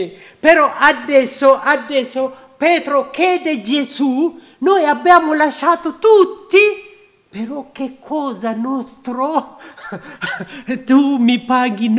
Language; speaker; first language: Italian; non-native, learner; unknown